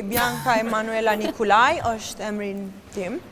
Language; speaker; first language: Albanian; non-native, learner; Romanian